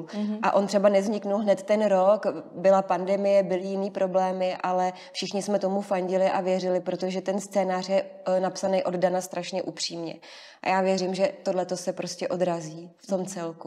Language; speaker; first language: Czech; native; Czech